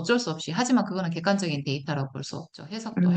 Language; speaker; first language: Korean; native; Korean